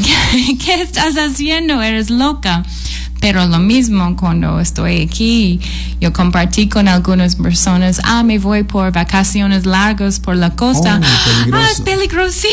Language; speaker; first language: Spanish; non-native, fluent; English